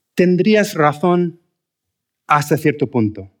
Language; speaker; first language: Spanish; non-native, fluent; English